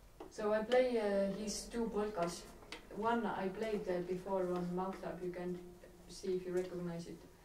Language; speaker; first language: English; non-native, fluent; Estonian